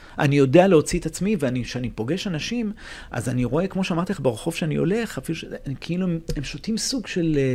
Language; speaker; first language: Hebrew; native; Hebrew